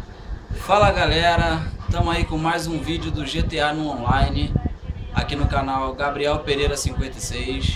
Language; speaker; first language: Portuguese; native; Portuguese